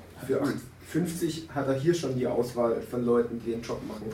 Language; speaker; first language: German; native; German